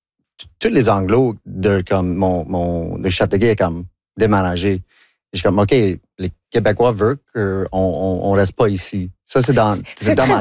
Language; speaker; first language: French; non-native, local second language; English